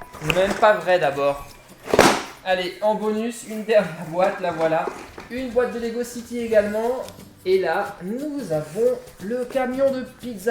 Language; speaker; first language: French; native; French